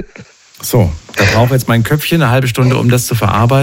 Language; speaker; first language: German; native; German